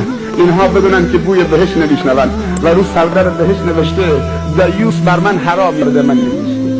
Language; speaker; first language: Persian; native; Persian